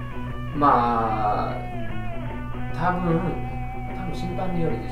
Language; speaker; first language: Japanese; non-native, fluent; English